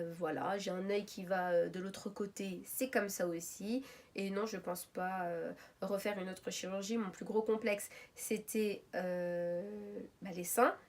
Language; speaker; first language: French; early bilingual, other home language; Arabic